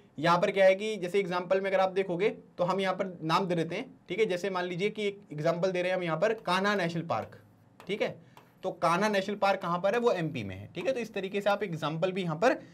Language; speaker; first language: Hindi; native; Hindi